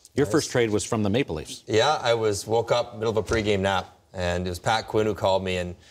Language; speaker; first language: English; native; English